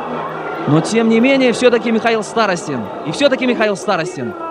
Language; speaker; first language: Russian; native; Russian